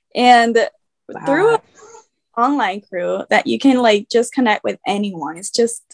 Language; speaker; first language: English; early bilingual, other home language; Spanish